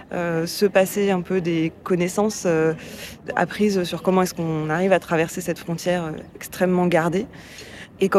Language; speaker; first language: French; native; French